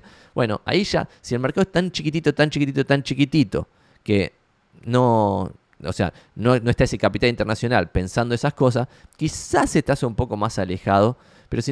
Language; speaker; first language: Spanish; native; Spanish